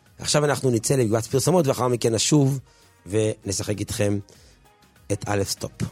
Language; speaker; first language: Hebrew; native; Hebrew